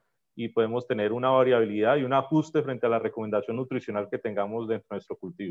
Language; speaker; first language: Spanish; native; Spanish